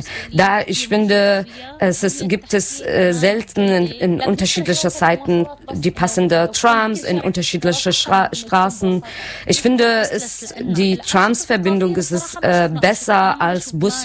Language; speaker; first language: German; non-native, learner; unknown